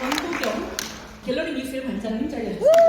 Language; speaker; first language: Korean; native; Korean